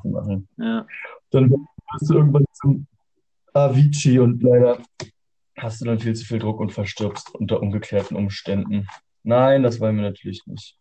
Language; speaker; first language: German; native; German